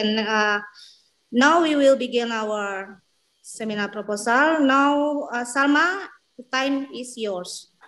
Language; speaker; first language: English; non-native, fluent; Indonesian